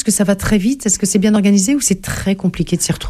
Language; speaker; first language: French; native; French